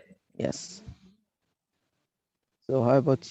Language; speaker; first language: English; non-native, learner; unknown